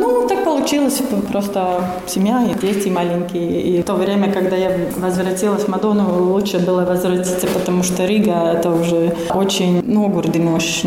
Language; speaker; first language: Russian; non-native, local second language; Latvian